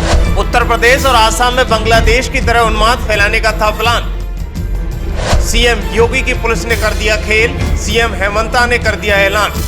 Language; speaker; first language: Hindi; native; Hindi